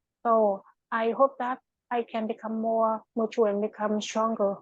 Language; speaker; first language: English; non-native, learner; Vietnamese